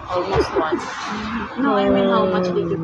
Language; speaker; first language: English; non-native, learner; Filipino